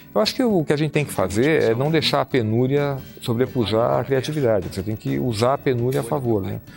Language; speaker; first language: Portuguese; native; Portuguese